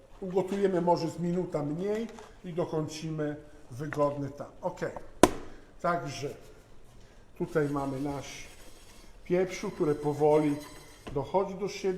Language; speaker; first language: Polish; non-native, fluent; Italian